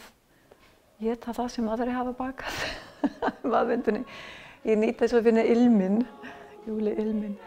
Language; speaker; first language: Icelandic; non-native, fluent; English